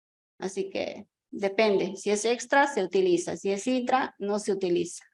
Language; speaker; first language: Spanish; native; Spanish